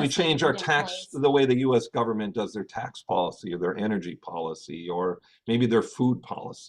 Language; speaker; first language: English; native; English